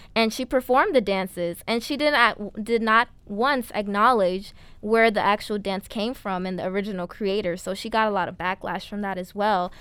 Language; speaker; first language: English; native; English